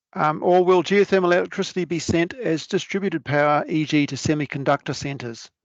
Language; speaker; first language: English; native; English